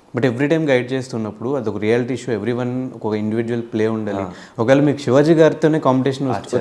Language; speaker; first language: Telugu; native; Telugu